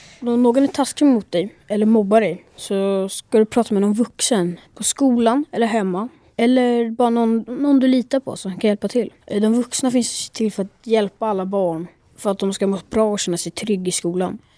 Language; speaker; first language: Swedish; native; Swedish